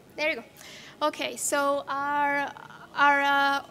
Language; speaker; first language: English; non-native, fluent; Spanish